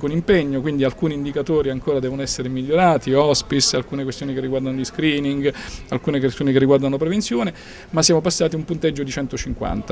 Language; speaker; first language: Italian; native; Italian